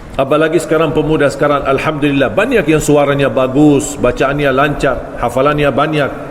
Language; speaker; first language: Malay; non-native, fluent; Arabic